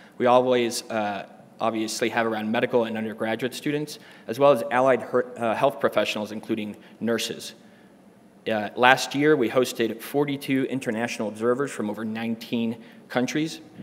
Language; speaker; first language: English; native; English